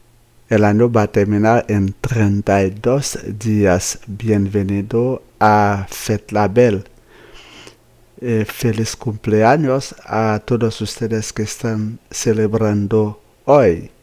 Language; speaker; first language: Spanish; non-native, fluent; Haitian Creole